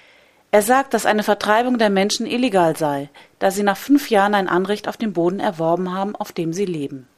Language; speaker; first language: German; native; German